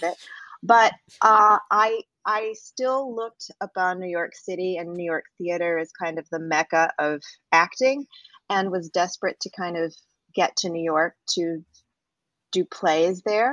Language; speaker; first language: English; native; English